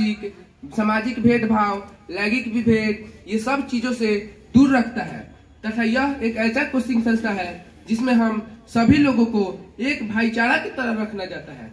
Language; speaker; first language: Hindi; native; Hindi